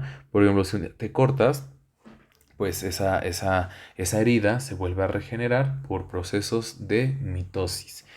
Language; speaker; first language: Spanish; native; Spanish